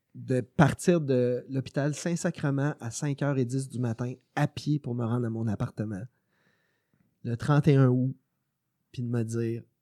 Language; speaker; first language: French; native; French